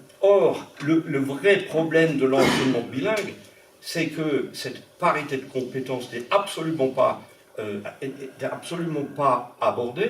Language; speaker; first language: French; non-native, local second language; Swiss German